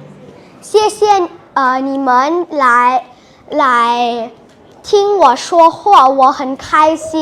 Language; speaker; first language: Chinese; non-native, learner; Khmer